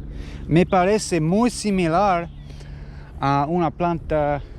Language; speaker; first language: Spanish; non-native, learner; English